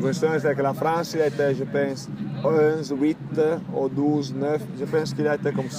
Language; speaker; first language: French; non-native, learner; Italian